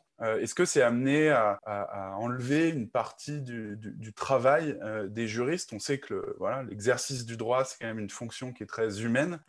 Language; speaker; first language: French; native; French